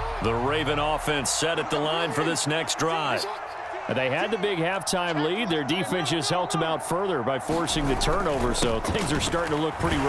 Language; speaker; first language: English; native; English